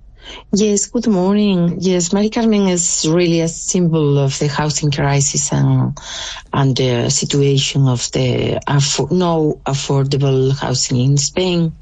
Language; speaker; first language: English; non-native, local second language; Spanish